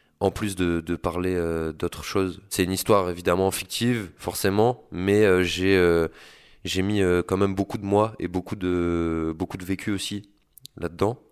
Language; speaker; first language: French; native; French